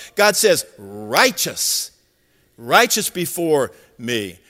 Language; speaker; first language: English; native; English